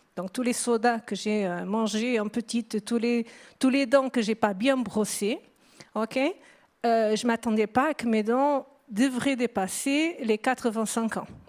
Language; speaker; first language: French; non-native, fluent; Portuguese